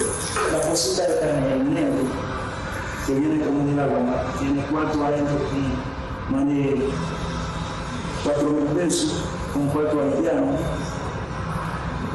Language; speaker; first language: Spanish; non-native, learner; Haitian Creole